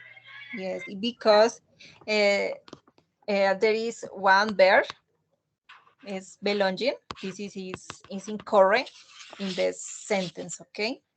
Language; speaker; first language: English; non-native, learner; Spanish